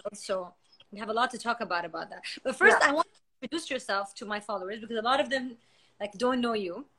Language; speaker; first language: English; non-native, fluent; Arabic